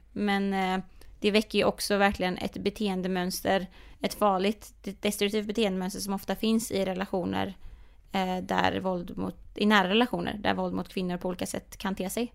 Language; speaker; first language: Swedish; native; Swedish